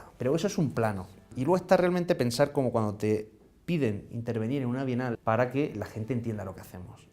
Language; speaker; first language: Spanish; native; Spanish